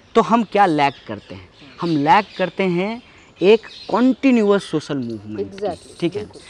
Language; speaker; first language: Hindi; native; Hindi